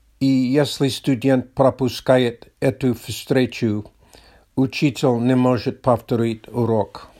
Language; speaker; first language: Russian; non-native, learner; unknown